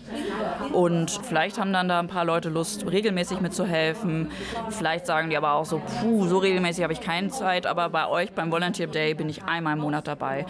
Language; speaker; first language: German; native; German